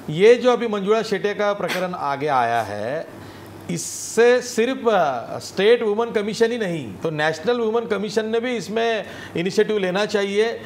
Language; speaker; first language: Hindi; non-native, local second language; Marathi